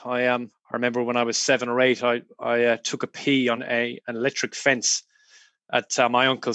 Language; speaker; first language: English; native; English